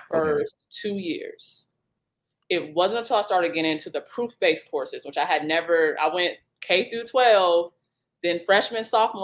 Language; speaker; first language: English; native; English